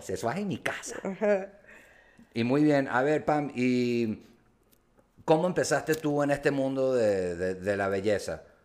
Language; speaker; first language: Spanish; early bilingual, heritage; Spanish